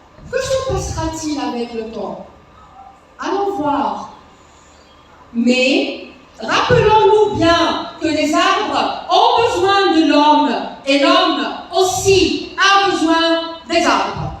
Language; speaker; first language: French; non-native, learner; Arabic